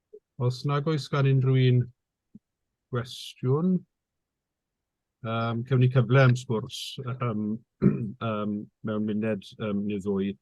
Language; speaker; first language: Welsh; native; Welsh